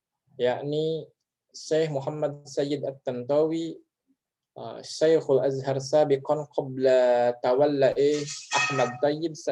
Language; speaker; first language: Arabic; non-native, fluent; Indonesian